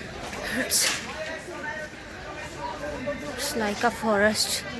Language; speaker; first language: English; non-native, learner; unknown